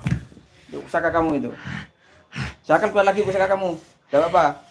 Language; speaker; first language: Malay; non-native, local second language; Javanese